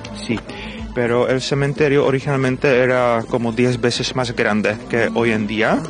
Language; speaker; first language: Spanish; non-native, fluent; Czech